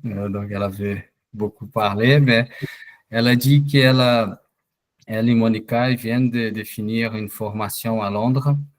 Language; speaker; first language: French; non-native, fluent; Portuguese